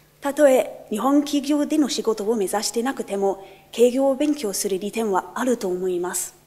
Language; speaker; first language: Japanese; non-native, fluent; English